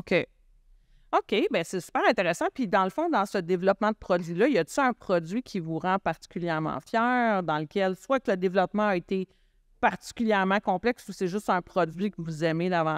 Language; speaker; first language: French; native; French